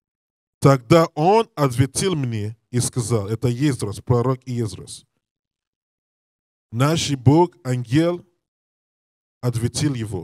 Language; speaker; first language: Russian; non-native, learner; English